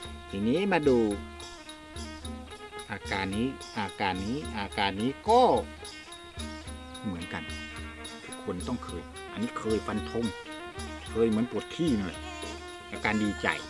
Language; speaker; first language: Thai; non-native, local second language; Khmer